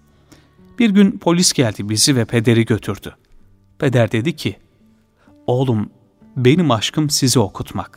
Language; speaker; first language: Turkish; native; Turkish